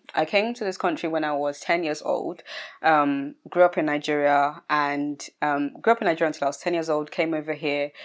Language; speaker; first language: English; early bilingual, other home language; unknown